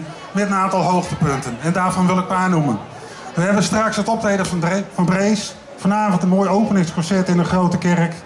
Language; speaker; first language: Dutch; native; Dutch